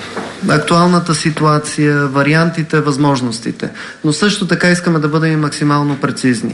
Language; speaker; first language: Bulgarian; native; Bulgarian